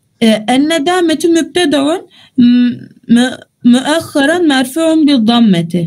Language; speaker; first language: Arabic; non-native, fluent; Turkish